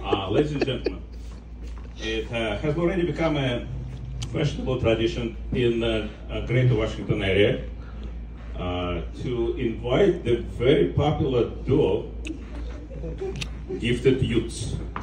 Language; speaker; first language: English; non-native, fluent; Russian